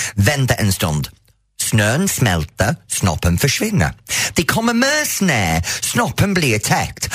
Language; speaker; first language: Swedish; non-native, fluent; English